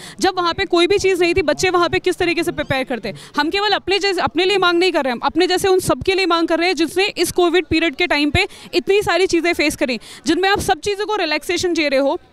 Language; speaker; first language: Hindi; native; Hindi